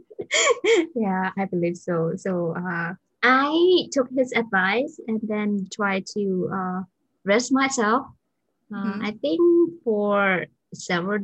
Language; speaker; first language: English; non-native, fluent; Vietnamese